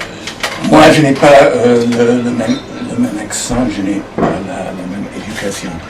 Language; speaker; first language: French; non-native, fluent; English